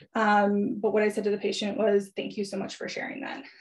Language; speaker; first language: English; native; English